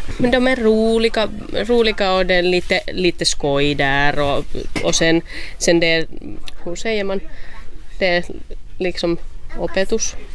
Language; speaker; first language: Swedish; non-native, local second language; Finnish